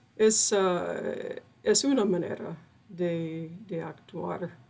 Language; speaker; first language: Spanish; non-native, fluent; English